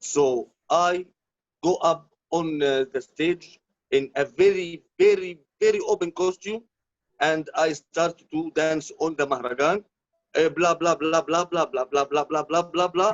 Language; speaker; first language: English; non-native, learner; Arabic